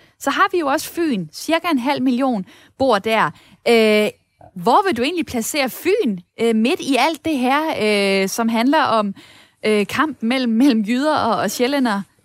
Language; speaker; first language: Danish; native; Danish